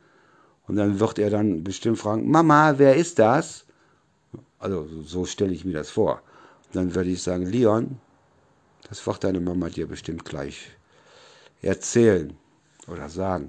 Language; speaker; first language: German; native; German